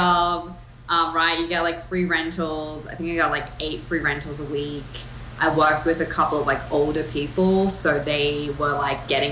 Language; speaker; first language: English; non-native, local second language; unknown